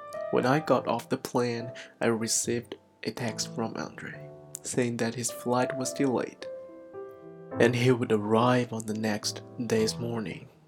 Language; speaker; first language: English; non-native, fluent; Chinese